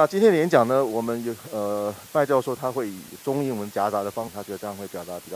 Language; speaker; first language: Chinese; native; Chinese